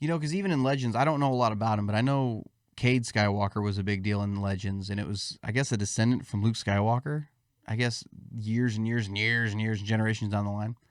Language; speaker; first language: English; native; English